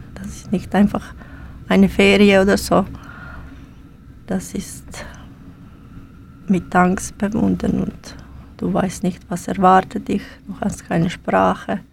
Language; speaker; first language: German; non-native, learner; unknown